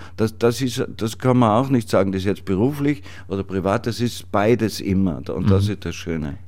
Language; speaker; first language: German; native; German